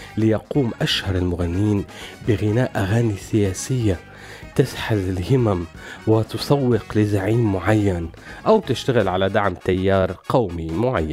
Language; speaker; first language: Arabic; native; Arabic